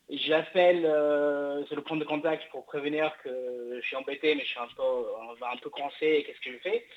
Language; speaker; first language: French; non-native, fluent; English